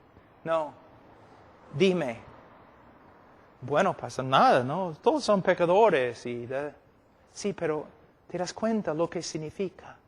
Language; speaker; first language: Spanish; non-native, fluent; English